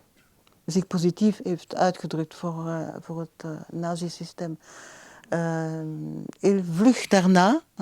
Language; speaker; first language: Dutch; non-native, local second language; French